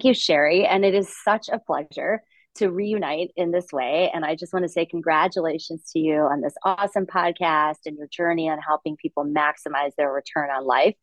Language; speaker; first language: English; early bilingual, other home language; Russian